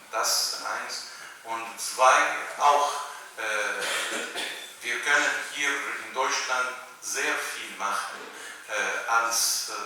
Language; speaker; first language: German; non-native, learner; Arabic